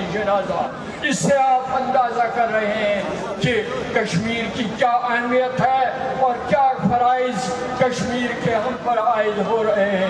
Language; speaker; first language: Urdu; non-native, local second language; Kashmiri